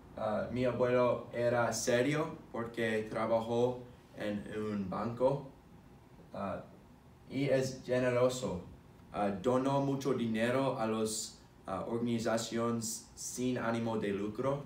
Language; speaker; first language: Spanish; non-native, learner; English